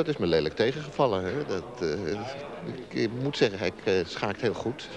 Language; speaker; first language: Dutch; native; Dutch